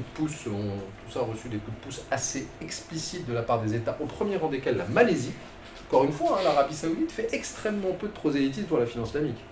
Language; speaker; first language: French; non-native, local second language; Arabic